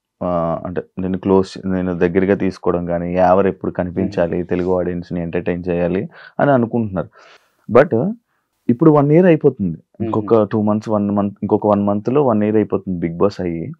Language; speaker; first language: Telugu; native; Telugu